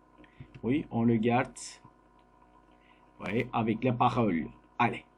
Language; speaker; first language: French; non-native, learner; Turkish